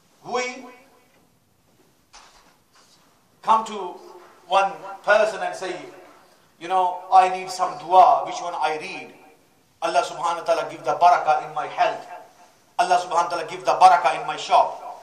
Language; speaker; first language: English; non-native, local second language; Urdu